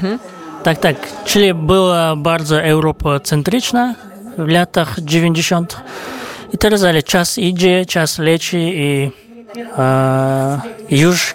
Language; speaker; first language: Polish; non-native, fluent; Kazakh